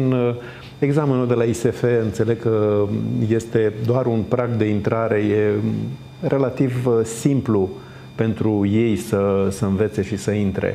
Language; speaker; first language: Romanian; native; Romanian